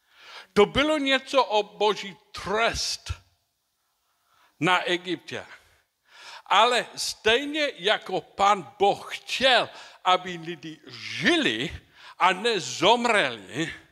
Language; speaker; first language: Czech; non-native, learner; English